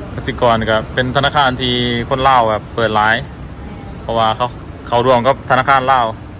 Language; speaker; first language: Thai; native; Thai